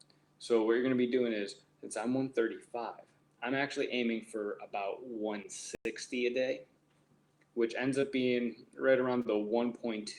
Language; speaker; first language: English; native; English